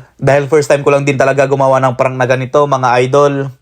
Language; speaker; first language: Filipino; native; Filipino